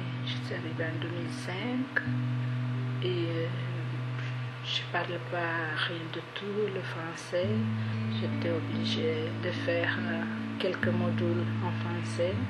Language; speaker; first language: French; non-native, learner; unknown